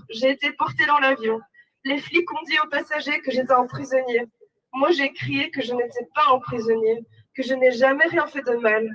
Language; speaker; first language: French; native; French